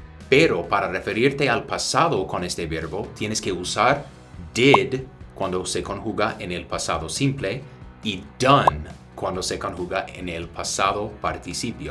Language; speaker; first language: Spanish; non-native, fluent; English